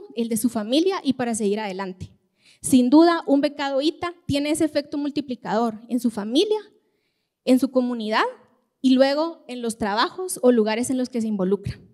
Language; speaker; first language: Spanish; native; Spanish